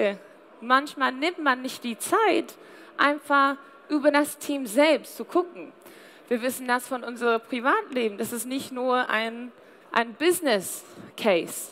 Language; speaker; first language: German; non-native, fluent; English